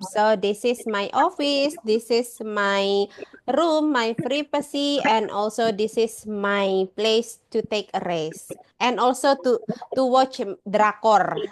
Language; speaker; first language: English; non-native, learner; Indonesian